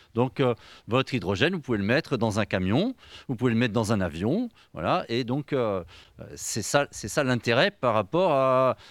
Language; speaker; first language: French; native; French